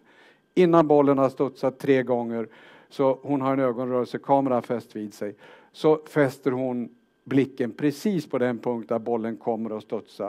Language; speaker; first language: Swedish; native; Swedish